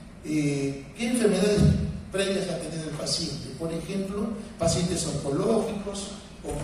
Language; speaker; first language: Spanish; native; Spanish